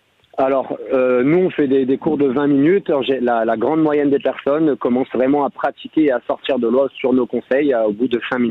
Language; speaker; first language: French; native; French